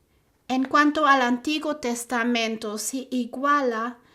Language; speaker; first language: Spanish; non-native, fluent; German